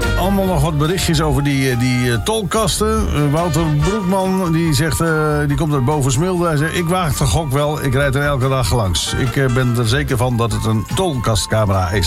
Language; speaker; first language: Dutch; native; Dutch